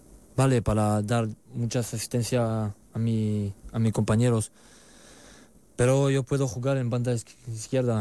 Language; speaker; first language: Spanish; non-native, learner; French